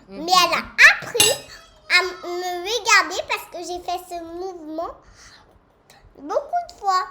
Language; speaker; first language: French; early bilingual, other home language; English